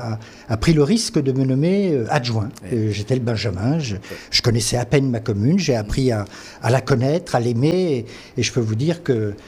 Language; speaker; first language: French; non-native, local second language; Catalan